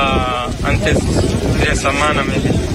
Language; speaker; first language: Spanish; non-native, learner; Arabic